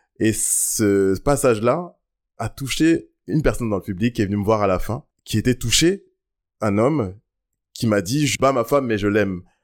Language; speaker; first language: French; early bilingual, other home language; Lingala